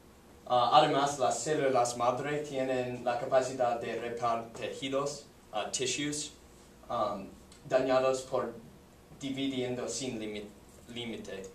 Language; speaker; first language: Spanish; non-native, learner; English